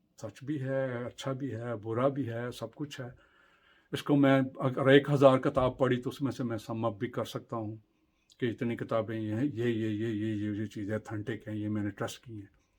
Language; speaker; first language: Urdu; native; Urdu